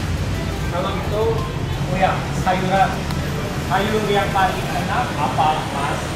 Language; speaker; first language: Indonesian; non-native, learner; Korean